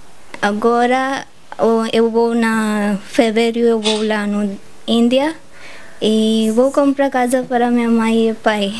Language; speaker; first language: Portuguese; non-native, learner; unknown